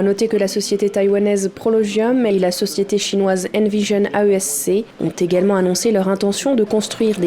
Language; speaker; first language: French; native; French